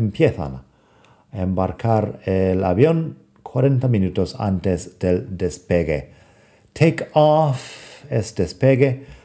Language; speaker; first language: Spanish; non-native, fluent; English